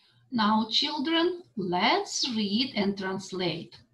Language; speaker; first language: English; non-native, fluent; Russian